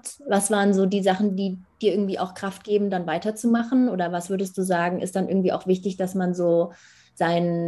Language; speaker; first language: German; native; German